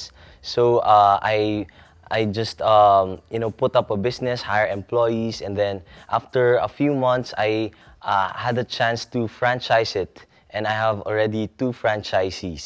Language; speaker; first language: English; non-native, local second language; Filipino